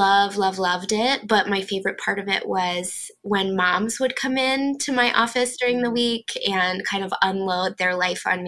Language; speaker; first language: English; native; English